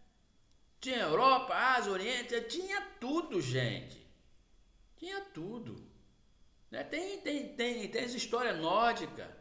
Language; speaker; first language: Portuguese; native; Portuguese